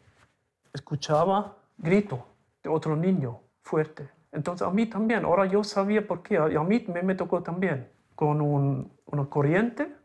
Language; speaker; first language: Spanish; non-native, local second language; German